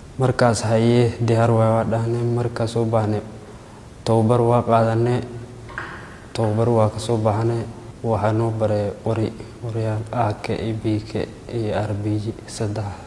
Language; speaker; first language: Somali; non-native, local second language; Oromo